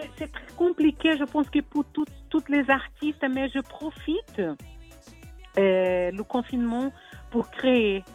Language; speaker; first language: French; non-native, fluent; Portuguese